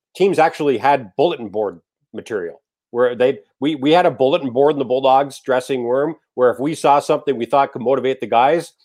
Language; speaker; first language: English; native; English